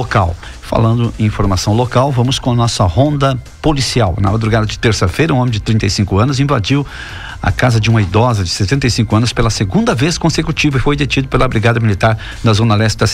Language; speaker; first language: Portuguese; native; Portuguese